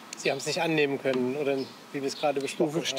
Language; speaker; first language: German; native; German